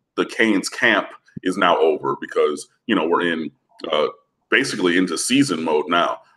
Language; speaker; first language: English; native; English